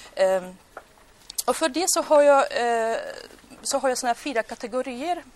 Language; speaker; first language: Swedish; non-native, fluent; Polish